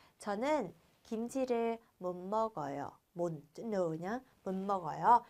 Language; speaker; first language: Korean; non-native, fluent; Vietnamese